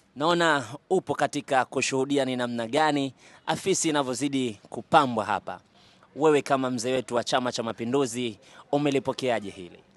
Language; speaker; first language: Swahili; native; Swahili